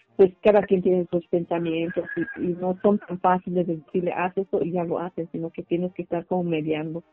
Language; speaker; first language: Spanish; non-native, local second language; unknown